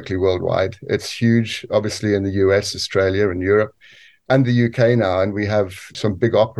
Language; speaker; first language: English; native; English